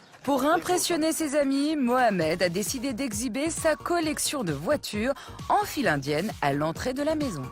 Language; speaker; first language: French; native; French